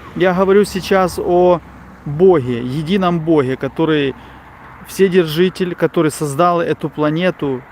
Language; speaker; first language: Russian; non-native, local second language; Ukrainian